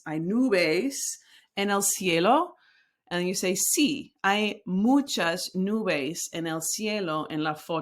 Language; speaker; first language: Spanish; non-native, fluent; English